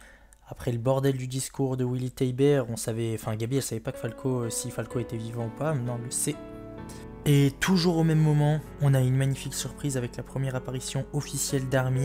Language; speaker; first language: French; native; French